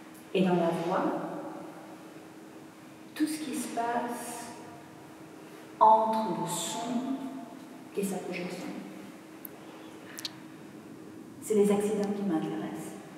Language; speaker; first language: French; non-native, fluent; Polish